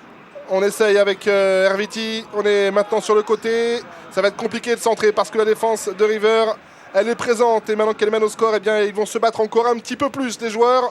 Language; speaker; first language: French; native; French